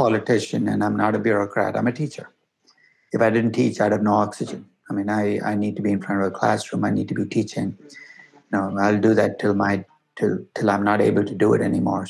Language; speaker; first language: English; non-native, local second language; Tamil